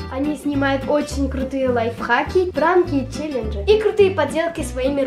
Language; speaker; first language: Russian; native; Russian